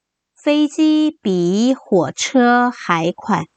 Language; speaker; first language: Chinese; non-native, fluent; Korean